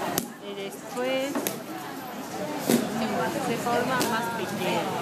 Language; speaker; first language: Spanish; non-native, learner; Japanese